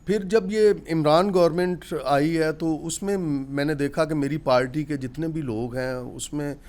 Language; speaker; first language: Urdu; non-native, local second language; Punjabi